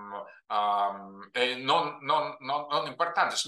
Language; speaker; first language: Spanish; non-native, fluent; Russian